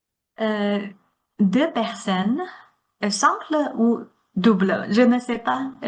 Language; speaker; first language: French; non-native, learner; Chinese